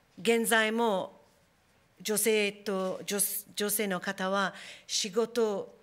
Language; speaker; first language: Japanese; non-native, fluent; English